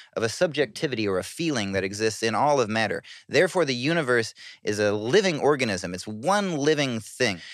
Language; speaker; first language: English; native; English